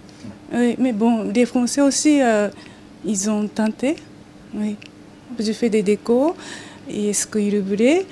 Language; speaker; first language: French; non-native, learner; Japanese